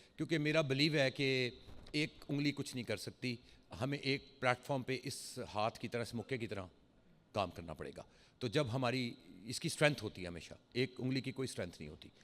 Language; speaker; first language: Urdu; early bilingual, heritage; Urdu